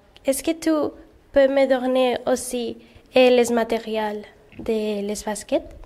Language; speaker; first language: French; non-native, learner; Spanish